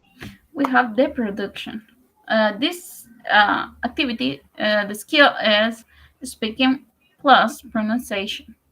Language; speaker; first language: English; non-native, learner; Spanish